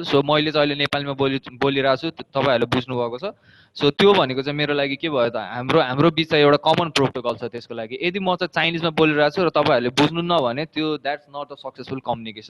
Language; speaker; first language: Nepali; native; Nepali